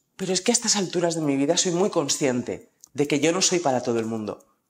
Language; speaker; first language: Spanish; native; Spanish